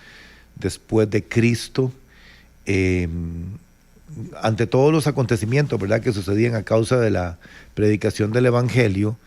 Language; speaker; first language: Spanish; native; Spanish